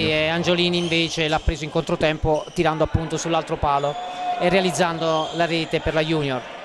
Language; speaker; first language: Italian; native; Italian